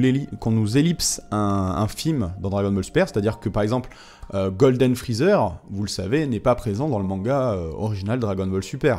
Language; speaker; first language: French; native; French